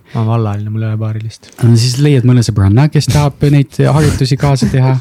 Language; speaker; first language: Estonian; non-native, local second language; Russian